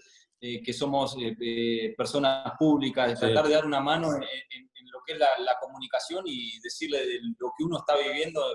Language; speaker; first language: Spanish; native; Spanish